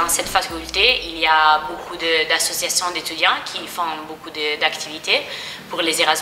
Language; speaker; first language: French; non-native, fluent; Italian